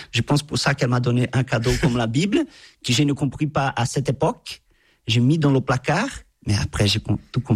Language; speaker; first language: French; non-native, fluent; Portuguese